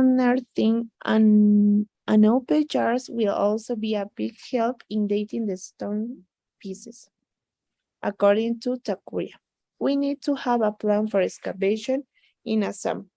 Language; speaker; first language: English; non-native, learner; Spanish